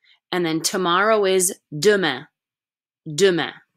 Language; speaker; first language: English; native; English